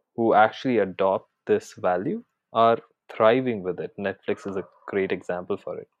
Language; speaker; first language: English; non-native, local second language; Hindi